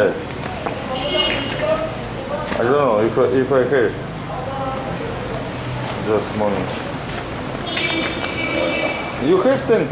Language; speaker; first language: English; non-native, learner; Russian